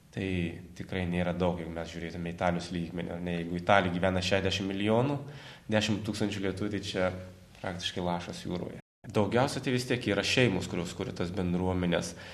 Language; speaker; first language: Lithuanian; native; Lithuanian